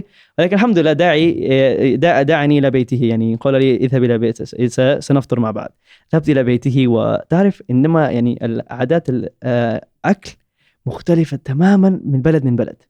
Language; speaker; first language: Arabic; non-native, learner; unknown